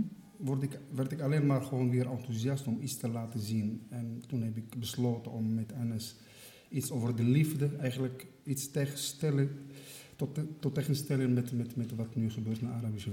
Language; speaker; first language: Dutch; non-native, fluent; Arabic